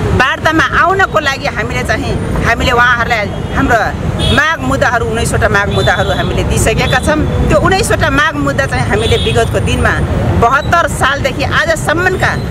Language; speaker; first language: Nepali; non-native, local second language; Rana Tharu